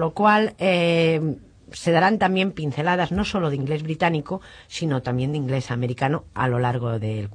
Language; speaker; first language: Spanish; native; Spanish